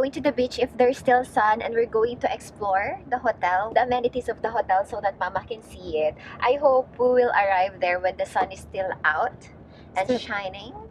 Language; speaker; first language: English; non-native, local second language; Filipino